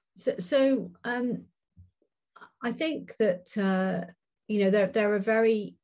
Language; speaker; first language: English; native; English